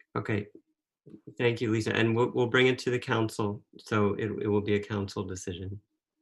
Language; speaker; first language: English; native; English